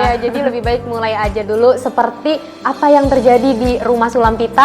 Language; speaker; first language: Indonesian; native; Indonesian